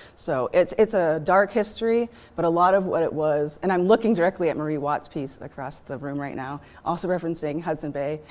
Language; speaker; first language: English; native; English